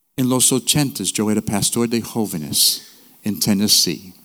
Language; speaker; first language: Spanish; non-native, fluent; English